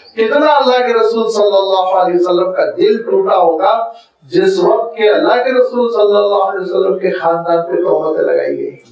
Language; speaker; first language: Urdu; native; Urdu